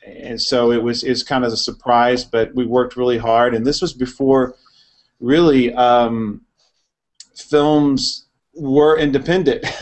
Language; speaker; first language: English; native; English